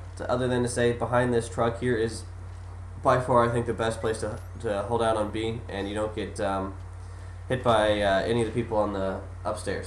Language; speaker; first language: English; native; English